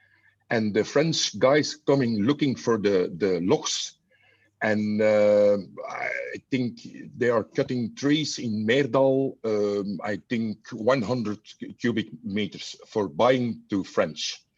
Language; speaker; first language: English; non-native, learner; Dutch